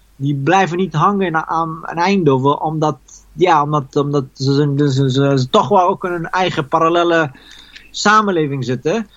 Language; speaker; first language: Dutch; early bilingual, other home language; Persian